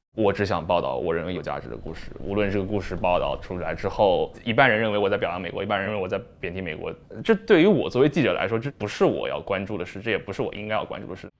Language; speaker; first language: Chinese; native; Chinese